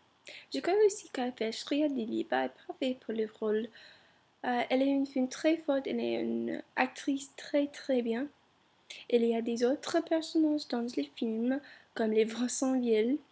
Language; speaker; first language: French; non-native, learner; English